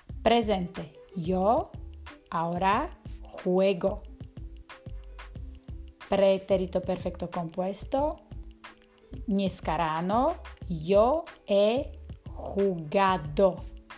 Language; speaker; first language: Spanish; non-native, fluent; Slovak